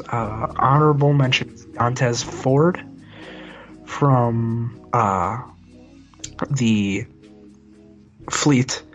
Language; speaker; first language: English; native; English